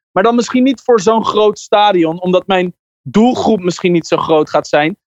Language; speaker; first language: Dutch; native; Dutch